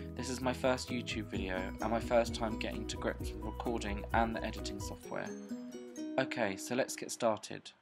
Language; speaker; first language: English; native; English